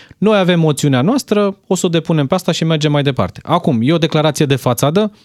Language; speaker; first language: Romanian; native; Romanian